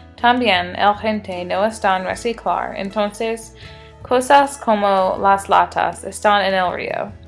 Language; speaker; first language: Spanish; non-native, learner; English